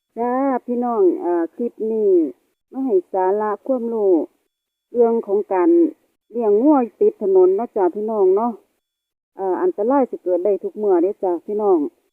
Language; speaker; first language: Thai; native; Thai